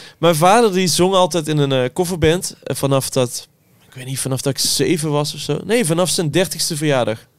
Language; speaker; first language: Dutch; native; Dutch